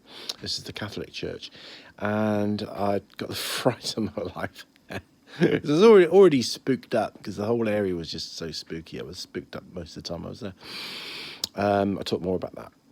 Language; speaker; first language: English; native; English